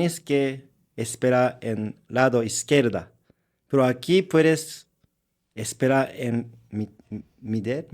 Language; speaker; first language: Spanish; non-native, learner; Japanese